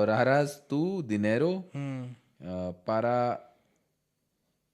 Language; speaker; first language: Spanish; non-native, learner; Hindi